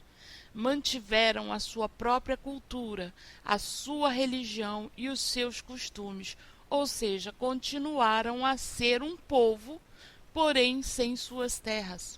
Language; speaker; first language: Portuguese; native; Portuguese